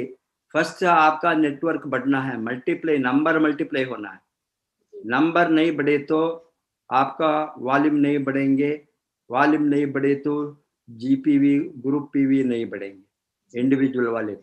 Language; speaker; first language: Hindi; non-native, fluent; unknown